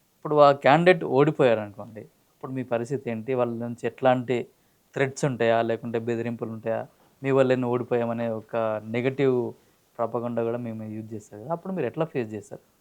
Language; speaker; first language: Telugu; native; Telugu